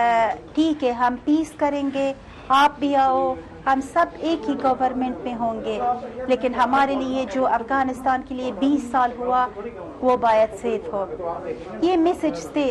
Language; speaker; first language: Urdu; non-native, learner; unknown